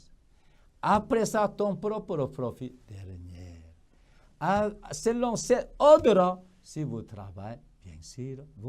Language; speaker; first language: French; non-native, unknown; Korean